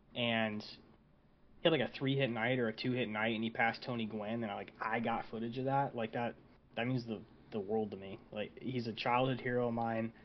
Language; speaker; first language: English; native; English